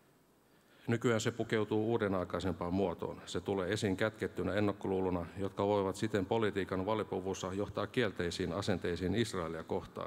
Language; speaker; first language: Finnish; native; Finnish